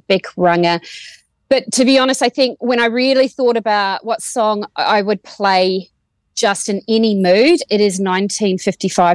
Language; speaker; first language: English; native; English